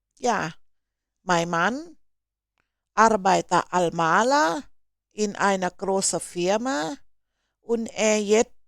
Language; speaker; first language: German; non-native, learner; Thai